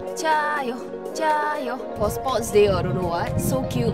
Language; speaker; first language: English; non-native, local second language; Chinese